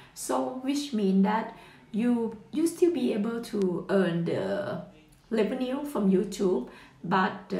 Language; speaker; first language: English; non-native, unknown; Thai